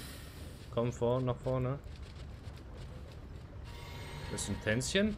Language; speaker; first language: German; native; German